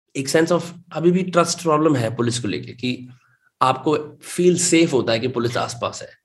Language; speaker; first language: Hindi; native; Hindi